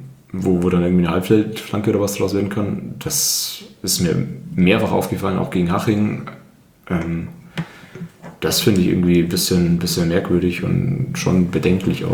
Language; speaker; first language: German; native; German